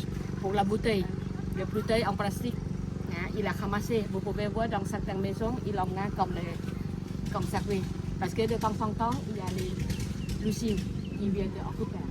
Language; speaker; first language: French; non-native, learner; Thai